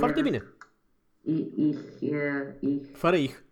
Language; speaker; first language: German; non-native, fluent; Romanian